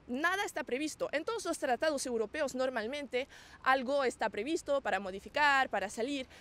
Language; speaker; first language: Spanish; non-native, fluent; French